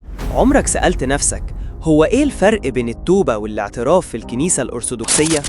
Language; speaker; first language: Arabic; native; Arabic